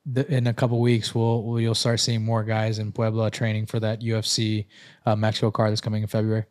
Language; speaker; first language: English; early bilingual, other home language; Spanish